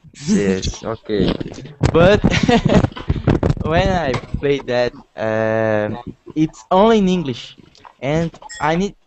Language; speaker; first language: English; non-native, learner; Portuguese